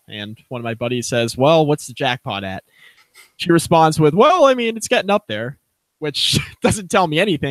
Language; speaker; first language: English; native; English